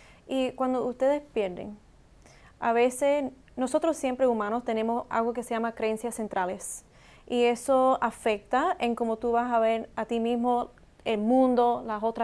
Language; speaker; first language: Spanish; non-native, learner; English